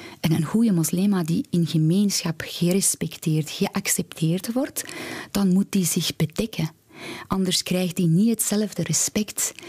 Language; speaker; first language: Dutch; non-native, fluent; Persian